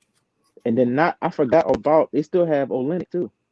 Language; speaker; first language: English; native; English